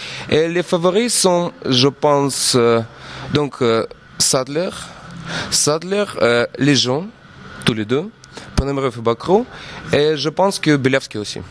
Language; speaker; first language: French; non-native, fluent; Russian